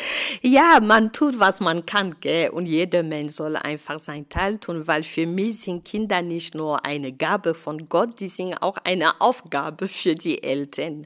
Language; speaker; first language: German; non-native, fluent; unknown